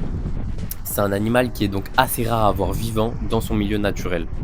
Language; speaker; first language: French; native; French